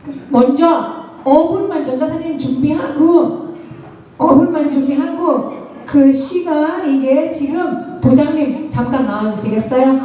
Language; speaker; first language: Korean; native; Korean